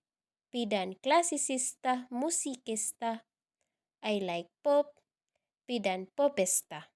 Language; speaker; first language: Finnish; non-native, learner; Cebuano